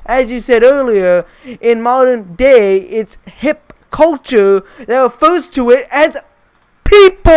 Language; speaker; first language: English; native; English